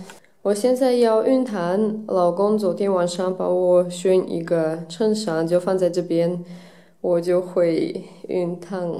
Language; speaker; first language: Chinese; non-native, fluent; Russian